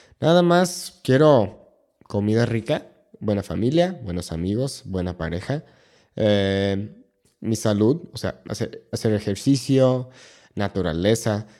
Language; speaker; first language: Spanish; non-native, fluent; English